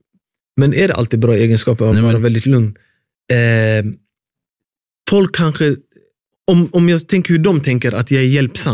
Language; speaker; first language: Swedish; early bilingual, other home language; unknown